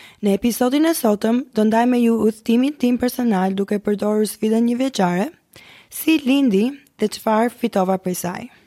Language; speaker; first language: Albanian; early bilingual, heritage; Albanian